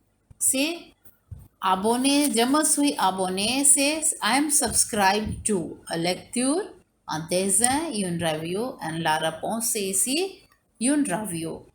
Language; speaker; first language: French; non-native, learner; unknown